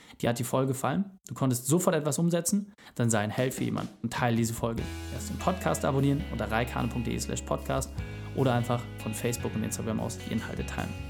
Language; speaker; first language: German; native; German